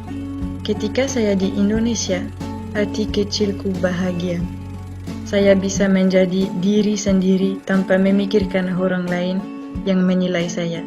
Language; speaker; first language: Indonesian; non-native, fluent; French